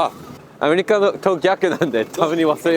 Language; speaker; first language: Japanese; non-native, fluent; English